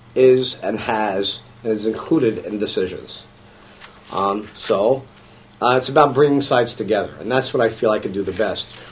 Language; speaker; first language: English; native; English